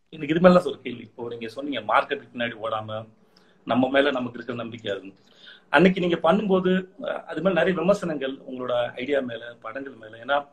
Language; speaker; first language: Tamil; native; Tamil